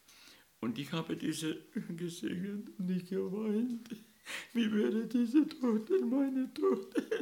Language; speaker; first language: German; non-native, learner; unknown